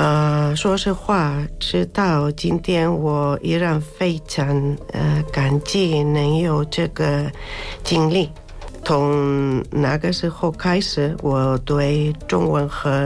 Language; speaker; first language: Chinese; non-native, fluent; Spanish